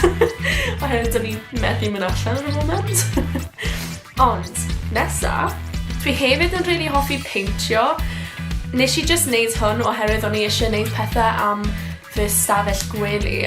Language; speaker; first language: Welsh; non-native, local second language; English